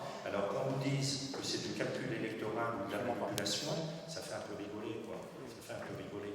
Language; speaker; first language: French; native; French